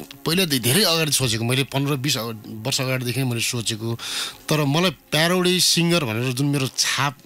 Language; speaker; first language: Nepali; native; Nepali